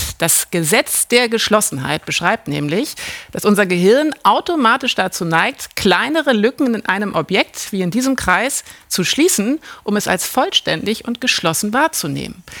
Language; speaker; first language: German; native; German